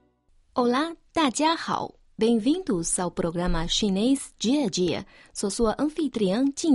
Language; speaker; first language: Portuguese; non-native, fluent; Chinese